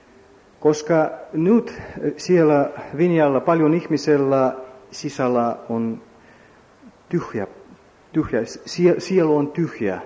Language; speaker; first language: Finnish; non-native, learner; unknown